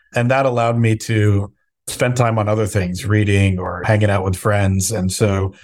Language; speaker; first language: English; native; English